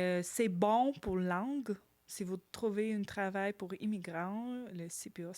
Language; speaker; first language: French; non-native, learner; Ukrainian